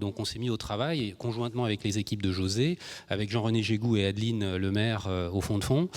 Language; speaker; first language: French; native; French